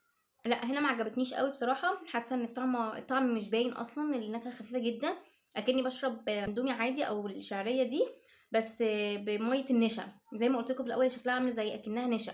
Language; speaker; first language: Arabic; native; Arabic